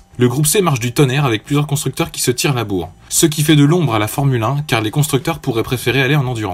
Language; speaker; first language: French; native; French